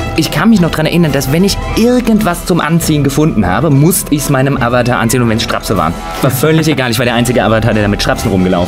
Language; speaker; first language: German; native; German